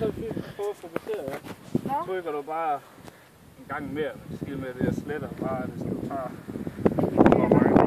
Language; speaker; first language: Danish; native; Danish